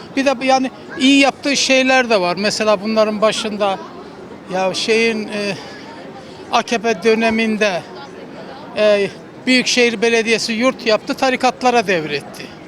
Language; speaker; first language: Turkish; native; Turkish